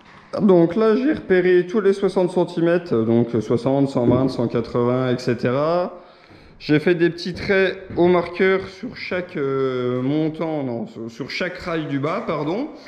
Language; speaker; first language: French; native; French